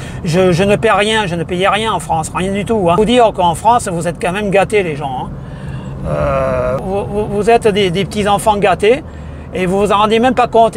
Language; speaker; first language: French; native; French